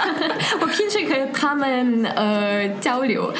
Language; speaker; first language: Chinese; non-native, fluent; Russian